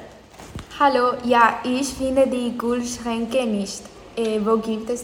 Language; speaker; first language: German; non-native, learner; Spanish